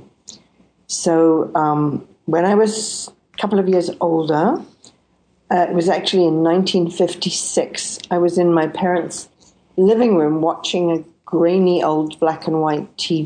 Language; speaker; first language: English; native; English